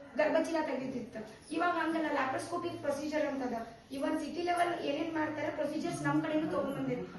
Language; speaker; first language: Kannada; native; Kannada